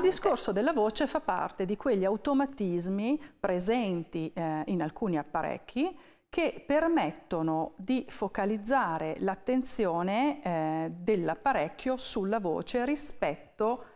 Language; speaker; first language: Italian; native; Italian